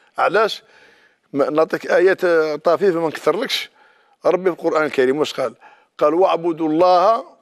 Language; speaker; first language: Arabic; native; Arabic